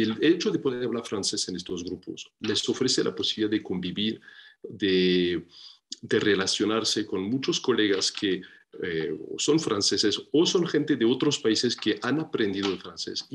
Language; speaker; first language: Spanish; non-native, fluent; French